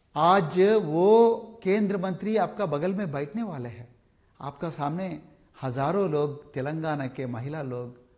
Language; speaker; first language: Hindi; non-native, local second language; Telugu